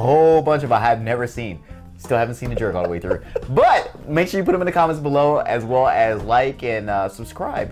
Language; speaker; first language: English; native; English